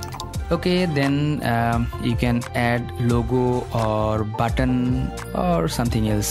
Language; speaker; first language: English; non-native, fluent; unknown